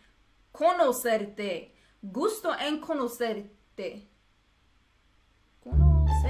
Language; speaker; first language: Spanish; non-native, learner; English